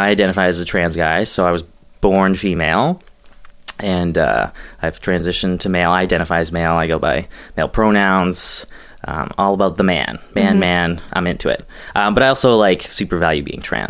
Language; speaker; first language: English; native; English